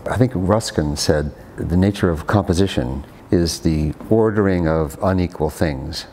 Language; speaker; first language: English; native; English